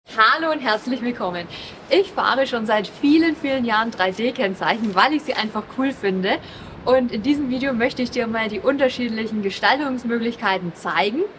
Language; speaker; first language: German; native; German